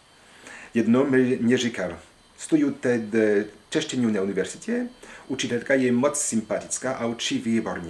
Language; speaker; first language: Czech; non-native, learner; French